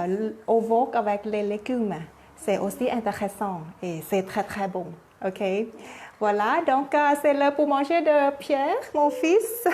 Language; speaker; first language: French; non-native, fluent; Thai